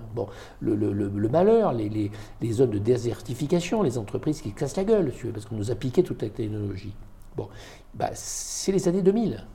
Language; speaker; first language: French; native; French